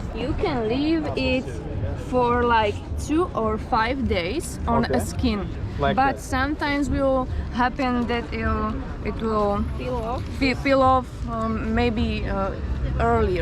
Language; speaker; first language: English; non-native, fluent; Slovak